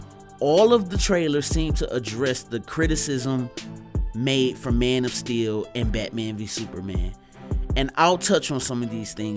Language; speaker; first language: English; native; English